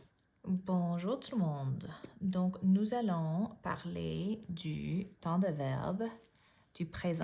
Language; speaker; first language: French; non-native, fluent; English